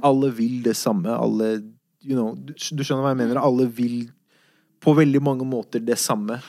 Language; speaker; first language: Norwegian; early bilingual, other home language; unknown